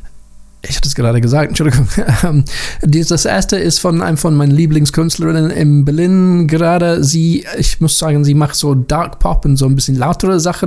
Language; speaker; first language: German; non-native, learner; English